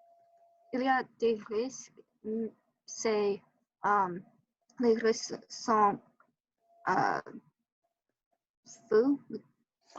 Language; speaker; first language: French; non-native, learner; English